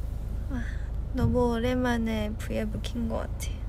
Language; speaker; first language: Korean; non-native, fluent; Chinese